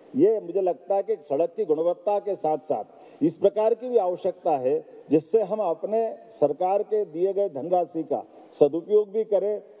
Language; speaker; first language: Hindi; native; Hindi